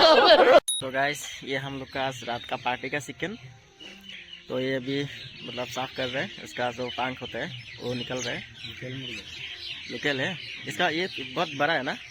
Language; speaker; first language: Hindi; non-native, local second language; Assamese